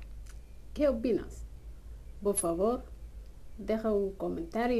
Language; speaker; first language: Spanish; non-native, learner; Somali